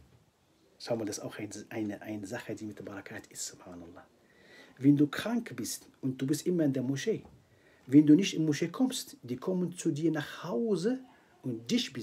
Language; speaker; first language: German; non-native, fluent; Arabic